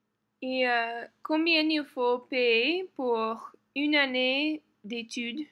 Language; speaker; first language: French; non-native, learner; English